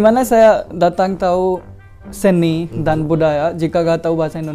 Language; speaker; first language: Indonesian; non-native, learner; Hindi